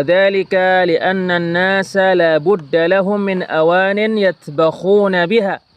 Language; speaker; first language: Arabic; non-native, fluent; Indonesian